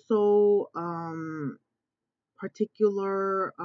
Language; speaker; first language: Spanish; non-native, learner; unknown